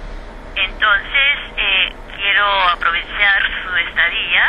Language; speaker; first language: Spanish; non-native, fluent; Japanese